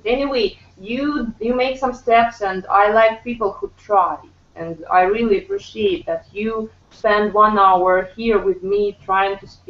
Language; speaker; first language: English; non-native, fluent; Russian